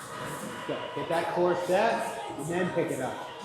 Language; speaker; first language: English; native; English